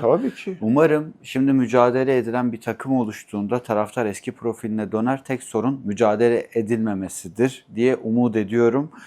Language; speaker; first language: Turkish; native; Turkish